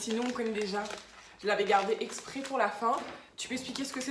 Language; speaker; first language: French; native; French